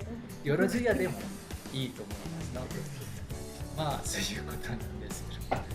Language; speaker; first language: Japanese; non-native, fluent; Indonesian